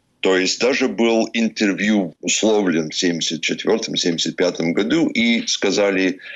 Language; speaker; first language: Russian; early bilingual, heritage; Russian